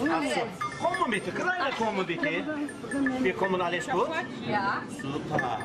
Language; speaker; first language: German; non-native, learner; Turkish